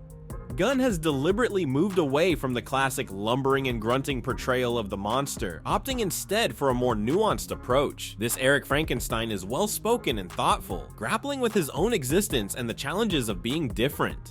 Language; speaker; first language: English; native; English